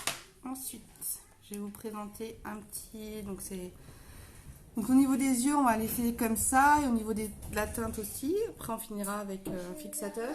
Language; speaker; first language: French; native; French